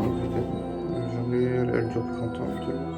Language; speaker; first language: French; native; French